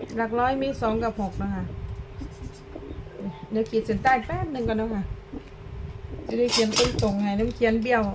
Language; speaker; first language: Thai; non-native, local second language; Lao